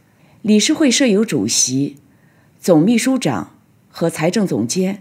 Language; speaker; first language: Chinese; native; Chinese